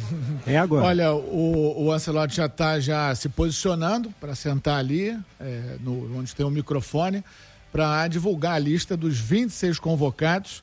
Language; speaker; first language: Portuguese; native; Portuguese